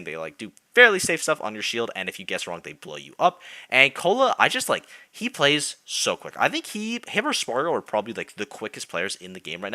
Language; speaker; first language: English; native; English